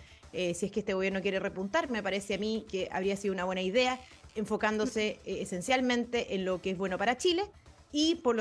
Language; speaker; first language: Spanish; native; Spanish